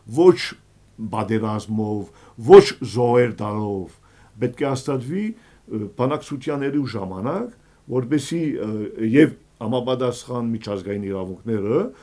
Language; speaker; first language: Armenian; early bilingual, heritage; Armenian